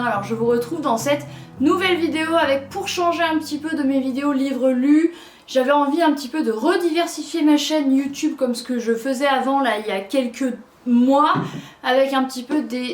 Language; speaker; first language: French; native; French